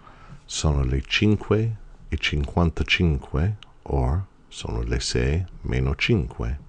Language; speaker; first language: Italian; non-native, fluent; English